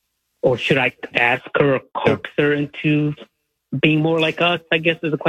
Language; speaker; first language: English; native; English